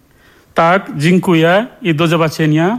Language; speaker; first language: Polish; non-native, learner; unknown